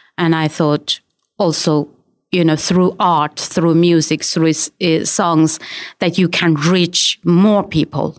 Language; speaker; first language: English; non-native, fluent; Uyghur